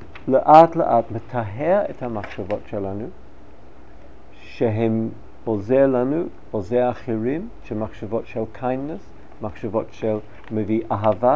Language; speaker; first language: Hebrew; non-native, fluent; English